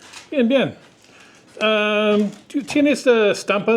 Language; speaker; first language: Spanish; non-native, learner; English